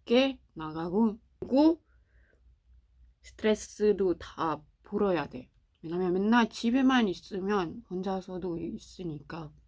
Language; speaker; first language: Korean; non-native, learner; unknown